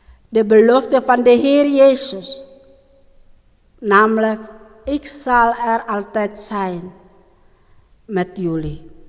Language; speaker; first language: Dutch; non-native, learner; Indonesian